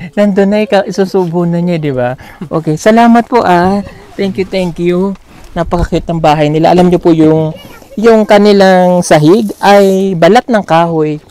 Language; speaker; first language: Filipino; non-native, local second language; Cebuano